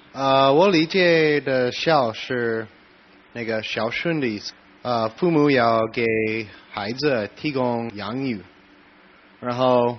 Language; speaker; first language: Chinese; non-native, learner; English